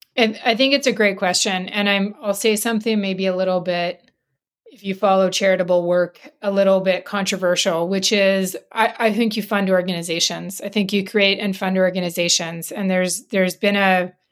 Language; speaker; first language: English; native; English